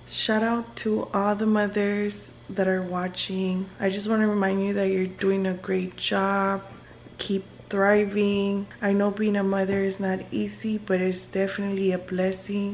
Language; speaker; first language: English; early bilingual, other home language; Spanish